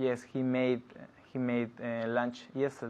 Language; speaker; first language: English; non-native, learner; Spanish